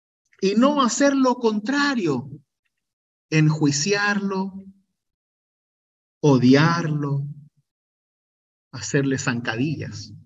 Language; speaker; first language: Spanish; native; Spanish